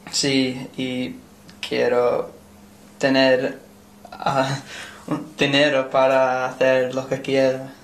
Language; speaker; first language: Spanish; non-native, learner; English